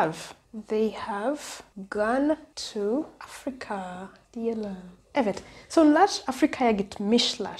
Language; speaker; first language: Turkish; non-native, fluent; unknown